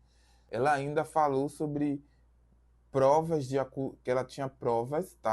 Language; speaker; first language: Portuguese; native; Portuguese